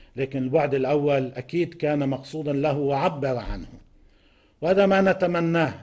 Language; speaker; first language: Arabic; native; Arabic